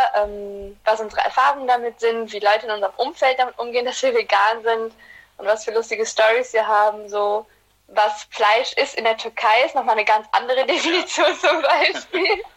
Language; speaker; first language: German; early bilingual, other home language; Turkish